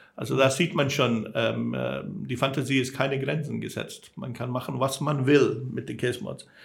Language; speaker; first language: German; non-native, fluent; English